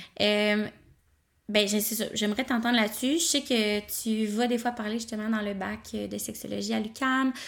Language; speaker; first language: French; native; French